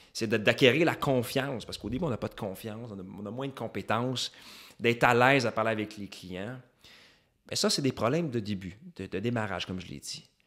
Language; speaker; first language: French; native; French